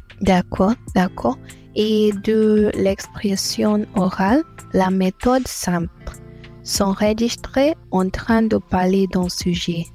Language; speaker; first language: French; non-native, learner; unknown